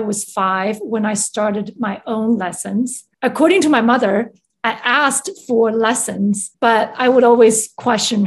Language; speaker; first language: English; non-native, fluent; Chinese